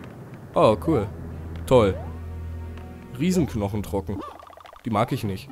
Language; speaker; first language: German; native; German